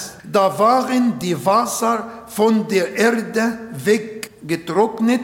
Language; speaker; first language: German; non-native, learner; Arabic